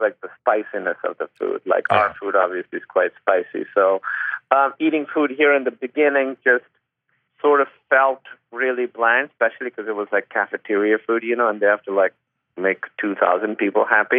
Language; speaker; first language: English; non-native, local second language; Urdu